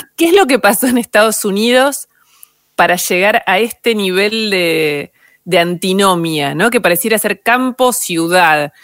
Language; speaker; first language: Spanish; native; Spanish